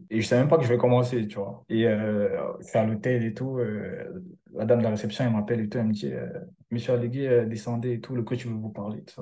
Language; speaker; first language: French; early bilingual, other home language; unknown